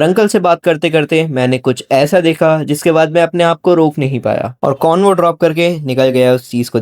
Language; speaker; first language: Hindi; native; Hindi